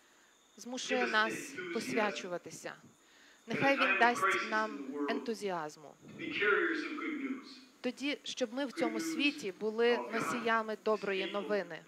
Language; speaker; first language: Ukrainian; native; Ukrainian